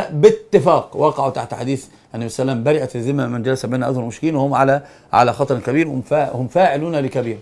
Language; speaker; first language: Arabic; native; Arabic